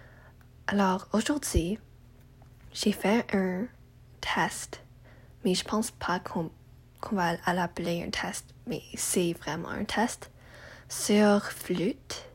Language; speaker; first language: French; non-native, learner; English